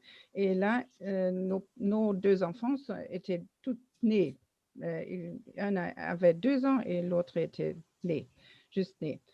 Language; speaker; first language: French; non-native, fluent; German